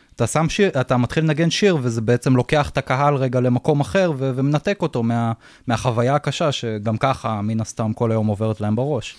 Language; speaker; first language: Hebrew; native; Hebrew